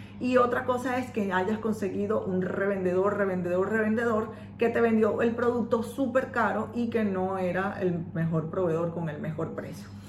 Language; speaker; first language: Spanish; native; Spanish